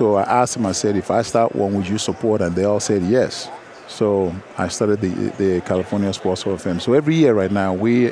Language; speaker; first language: English; non-native, local second language; Igbo